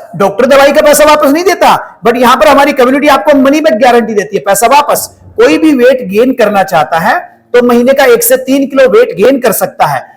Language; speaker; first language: Hindi; native; Hindi